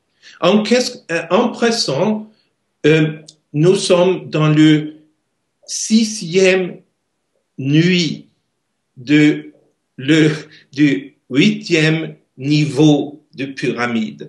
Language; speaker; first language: French; non-native, learner; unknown